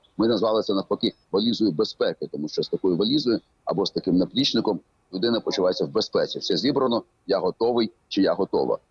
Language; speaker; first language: Ukrainian; native; Ukrainian